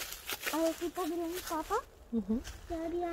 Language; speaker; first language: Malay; early bilingual, heritage; Spanish